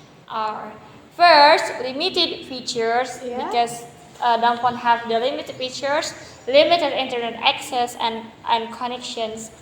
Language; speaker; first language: English; non-native, learner; Indonesian